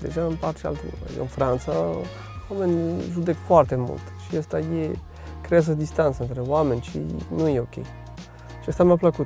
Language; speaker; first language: Romanian; non-native, fluent; French